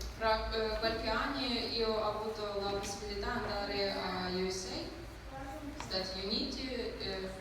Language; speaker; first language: Italian; non-native, learner; Ukrainian